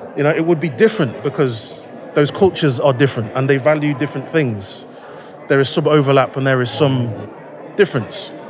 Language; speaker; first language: English; native; English